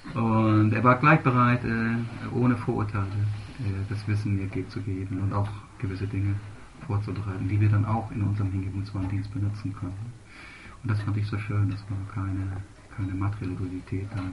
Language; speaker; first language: German; native; German